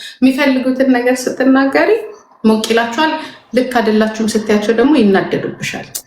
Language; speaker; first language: Amharic; native; Amharic